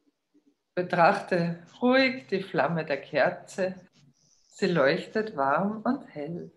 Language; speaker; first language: German; native; German